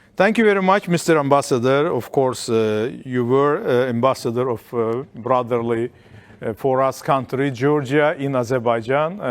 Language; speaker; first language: English; non-native, fluent; Azerbaijani